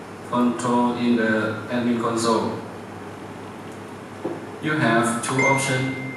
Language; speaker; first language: English; non-native, learner; Thai